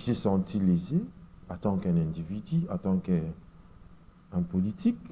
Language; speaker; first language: French; non-native, local second language; Lingala